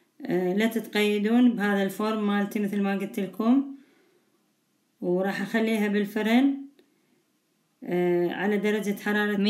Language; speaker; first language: Arabic; native; Arabic